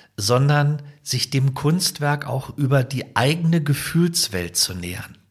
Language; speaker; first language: German; native; German